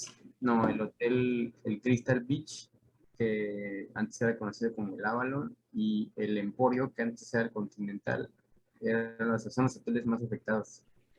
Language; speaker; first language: Spanish; native; Spanish